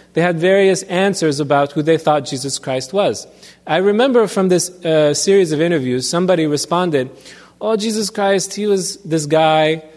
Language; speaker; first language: English; early bilingual, other home language; Armenian